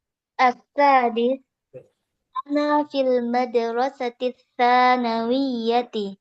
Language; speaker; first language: Arabic; non-native, learner; Indonesian